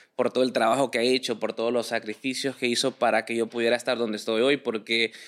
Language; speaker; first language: Spanish; early bilingual, heritage; Spanish